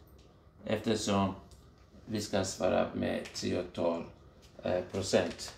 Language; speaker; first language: Swedish; non-native, fluent; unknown